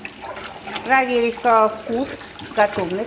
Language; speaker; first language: Russian; native; Russian